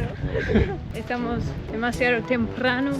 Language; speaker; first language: Spanish; non-native, learner; English